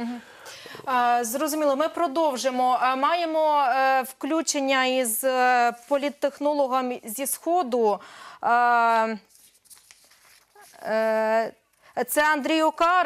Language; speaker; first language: Ukrainian; native; Ukrainian